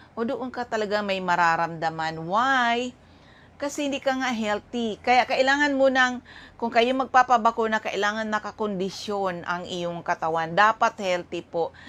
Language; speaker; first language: Filipino; non-native, local second language; Bikol